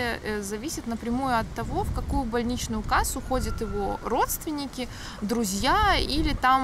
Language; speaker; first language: Russian; native; Russian